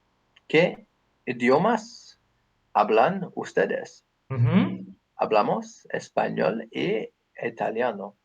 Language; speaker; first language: Spanish; non-native, learner; English